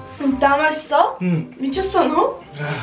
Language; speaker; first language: Korean; non-native, learner; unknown